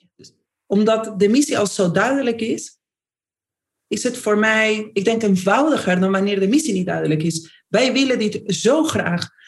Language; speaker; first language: Dutch; non-native, fluent; Spanish